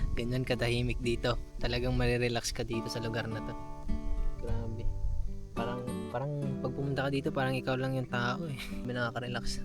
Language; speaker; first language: Filipino; non-native, local second language; Cebuano